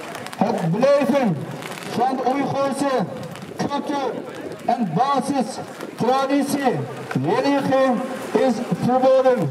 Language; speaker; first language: Dutch; non-native, fluent; Uyghur